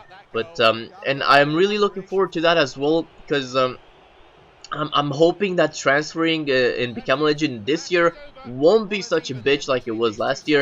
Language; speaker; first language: English; native; English